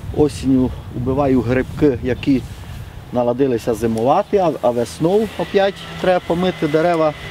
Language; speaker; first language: Ukrainian; native; Ukrainian